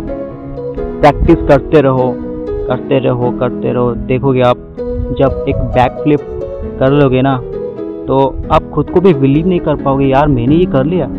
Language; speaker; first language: Hindi; non-native, local second language; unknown